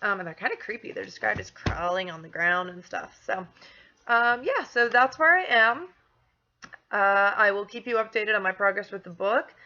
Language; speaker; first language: English; native; English